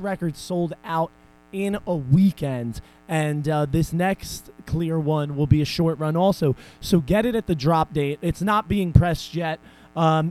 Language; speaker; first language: English; native; English